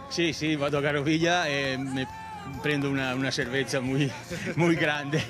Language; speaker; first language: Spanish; non-native, learner; Italian